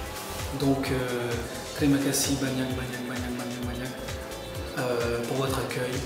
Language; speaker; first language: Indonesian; non-native, learner; French